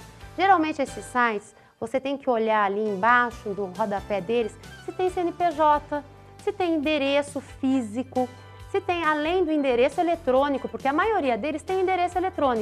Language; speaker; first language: Portuguese; native; Portuguese